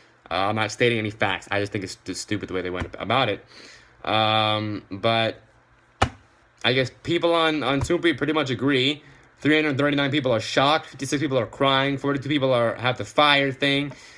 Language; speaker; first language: English; native; English